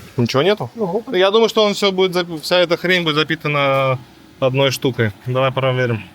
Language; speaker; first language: Russian; native; Russian